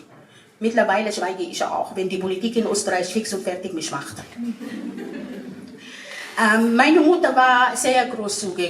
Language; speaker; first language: German; non-native, fluent; Arabic